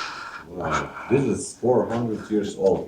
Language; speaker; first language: English; non-native, fluent; Turkish